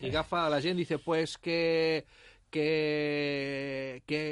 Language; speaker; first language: Spanish; non-native, local second language; Catalan